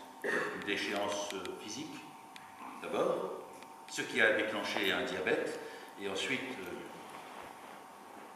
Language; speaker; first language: French; native; French